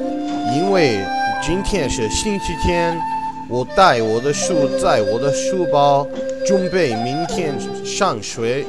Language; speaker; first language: Chinese; non-native, learner; English